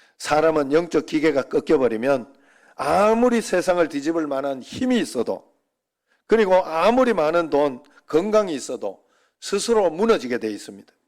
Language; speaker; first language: Korean; native; Korean